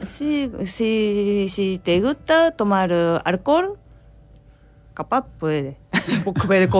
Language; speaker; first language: Spanish; non-native, learner; Japanese